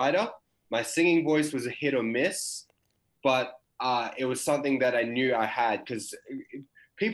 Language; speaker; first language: English; native; English